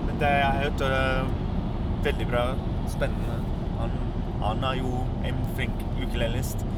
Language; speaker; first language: Norwegian; non-native, fluent; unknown